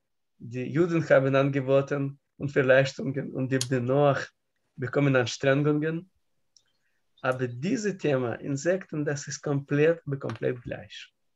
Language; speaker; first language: German; non-native, learner; Russian